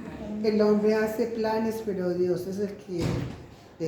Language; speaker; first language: Spanish; native; Spanish